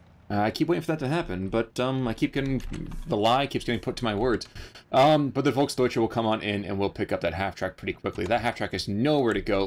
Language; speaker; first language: English; native; English